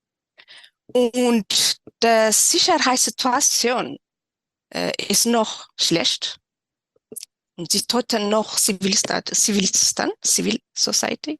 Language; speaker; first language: German; non-native, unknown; Tigrinya